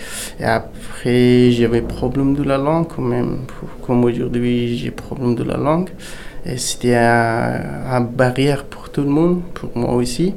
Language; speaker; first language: French; non-native, learner; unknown